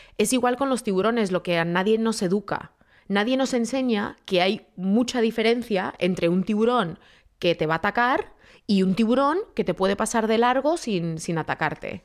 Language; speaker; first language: Spanish; native; Spanish